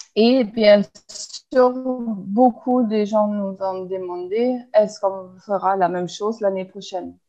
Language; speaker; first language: French; non-native, fluent; German